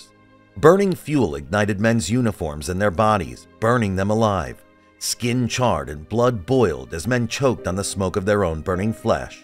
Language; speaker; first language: English; native; English